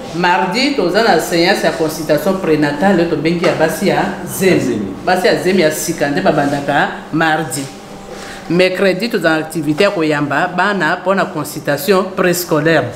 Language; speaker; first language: Lingala; native; Lingala